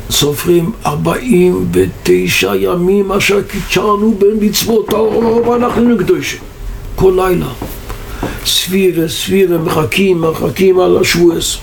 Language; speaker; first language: Hebrew; non-native, local second language; Yiddish